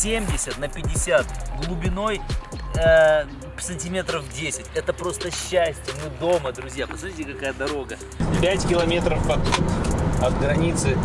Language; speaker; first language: Russian; native; Russian